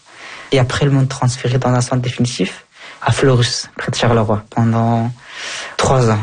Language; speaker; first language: French; non-native, fluent; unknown